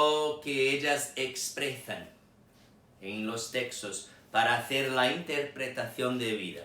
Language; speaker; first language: Spanish; non-native, fluent; Portuguese